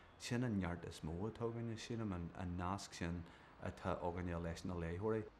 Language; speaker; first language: Irish; non-native, local second language; English